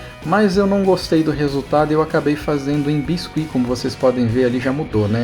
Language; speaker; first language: Portuguese; native; Portuguese